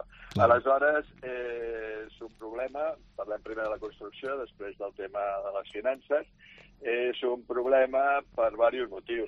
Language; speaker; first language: Catalan; native; Catalan